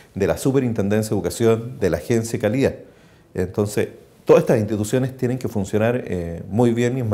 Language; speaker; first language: Spanish; native; Spanish